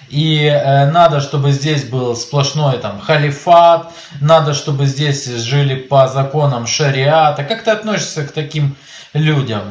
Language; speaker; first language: Russian; native; Russian